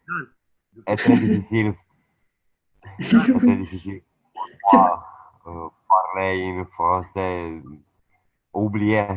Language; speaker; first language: French; non-native, learner; Romanian